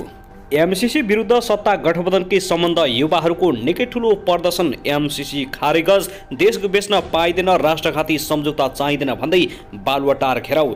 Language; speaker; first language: Nepali; native; Nepali